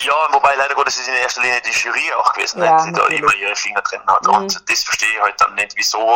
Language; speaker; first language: German; native; German